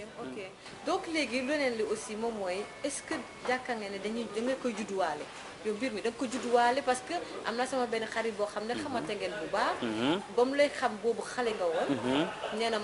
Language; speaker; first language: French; non-native, local second language; Wolof